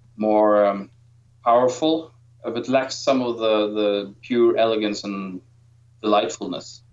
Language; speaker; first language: English; non-native, fluent; Norwegian